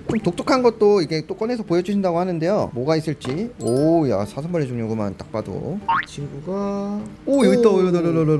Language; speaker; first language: Korean; native; Korean